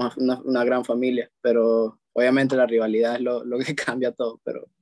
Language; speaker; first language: Spanish; native; Spanish